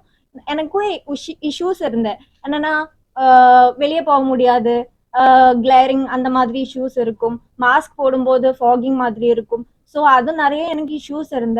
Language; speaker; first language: Tamil; non-native, learner; Malayalam